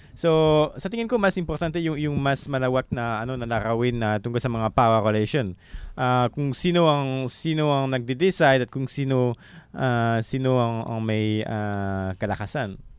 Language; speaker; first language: Filipino; non-native, fluent; French